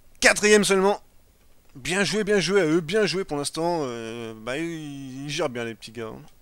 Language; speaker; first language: French; native; French